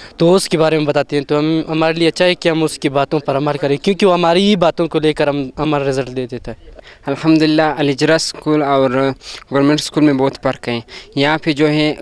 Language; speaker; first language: Urdu; non-native, local second language; Pashto